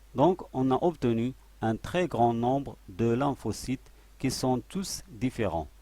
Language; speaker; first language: French; non-native, local second language; Arabic